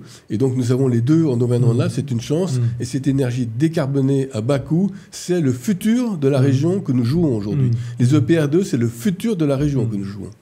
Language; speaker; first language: French; native; French